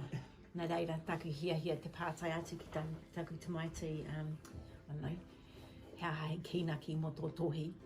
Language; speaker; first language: Māori; non-native, local second language; English